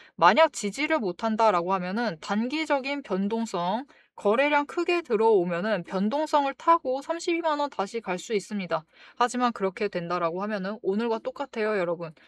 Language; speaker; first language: Korean; native; Korean